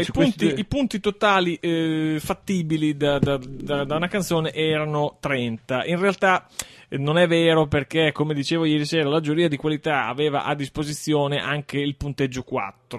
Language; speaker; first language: Italian; native; Italian